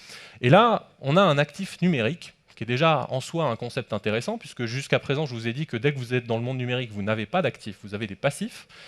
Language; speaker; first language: French; native; French